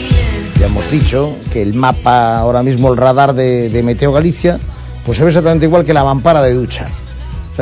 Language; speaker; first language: Spanish; native; Spanish